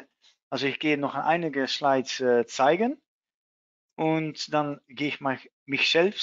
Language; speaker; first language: German; non-native, learner; Dutch